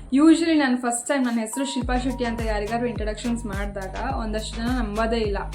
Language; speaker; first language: Kannada; non-native, local second language; Tulu